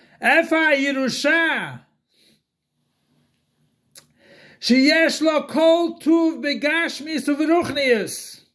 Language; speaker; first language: Hebrew; non-native, fluent; English